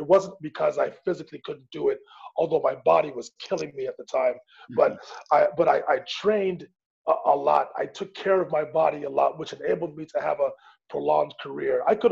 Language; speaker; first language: English; native; English